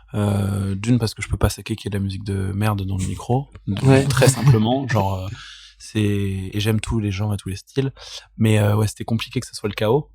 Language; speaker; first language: French; native; French